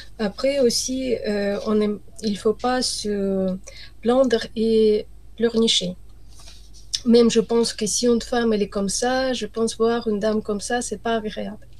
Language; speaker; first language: French; non-native, learner; Ukrainian